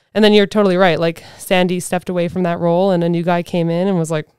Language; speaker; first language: English; native; English